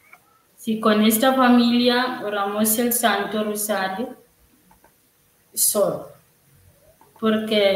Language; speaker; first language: Spanish; non-native, learner; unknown